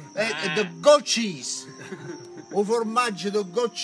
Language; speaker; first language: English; non-native, learner; Italian